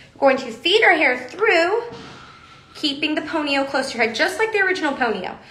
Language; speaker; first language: English; native; English